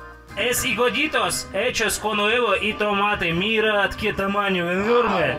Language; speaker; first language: Spanish; non-native, fluent; Russian